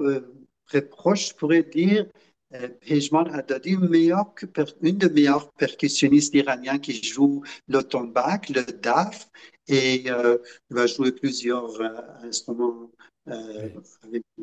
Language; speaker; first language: French; non-native, fluent; Persian